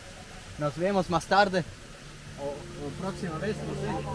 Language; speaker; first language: Spanish; non-native, learner; German